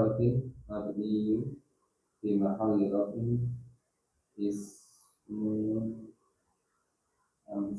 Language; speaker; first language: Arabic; non-native, learner; Indonesian